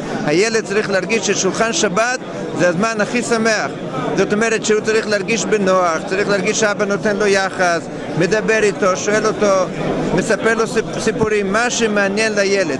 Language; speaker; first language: Hebrew; non-native, fluent; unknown